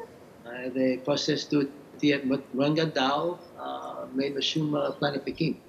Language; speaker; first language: Albanian; early bilingual, heritage; English